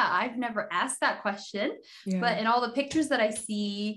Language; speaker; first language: English; early bilingual, other home language; Haitian Creole